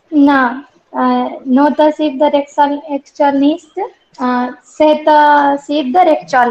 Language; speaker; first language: Persian; non-native, learner; Urdu